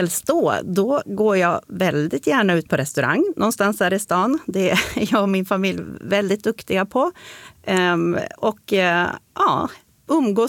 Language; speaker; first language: Swedish; native; Swedish